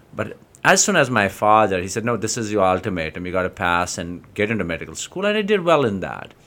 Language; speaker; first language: English; non-native, local second language; Kashmiri